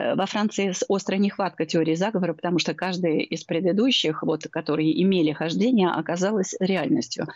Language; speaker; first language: Russian; native; Russian